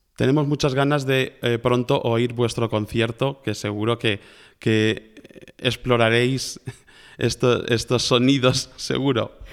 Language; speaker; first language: Spanish; native; Spanish